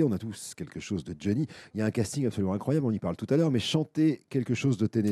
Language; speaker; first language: French; native; French